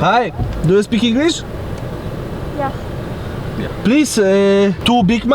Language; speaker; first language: English; non-native, learner; Polish